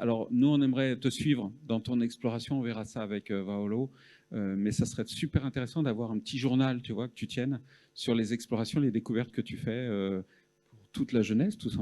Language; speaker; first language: French; native; French